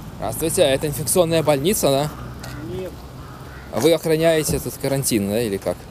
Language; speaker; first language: Russian; native; Russian